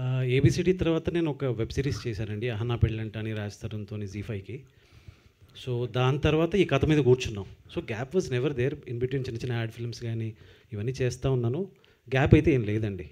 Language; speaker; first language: Telugu; native; Telugu